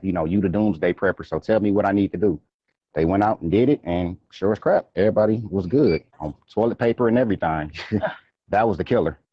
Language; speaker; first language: English; native; English